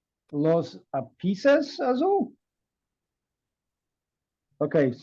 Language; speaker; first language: Spanish; non-native, learner; English